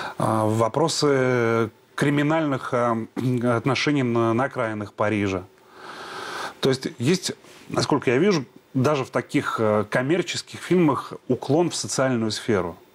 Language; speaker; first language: Russian; native; Russian